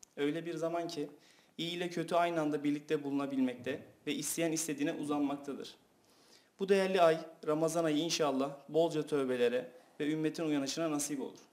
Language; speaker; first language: Turkish; native; Turkish